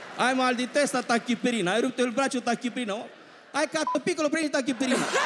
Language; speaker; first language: Italian; non-native, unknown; Romanian